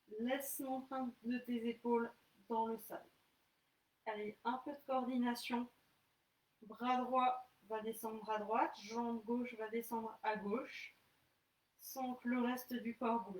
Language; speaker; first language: French; native; French